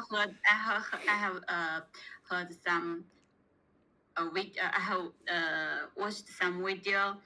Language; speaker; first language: English; non-native, learner; Chinese